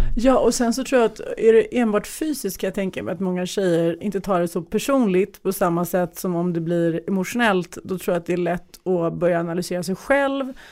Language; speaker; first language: Swedish; early bilingual, other home language; Russian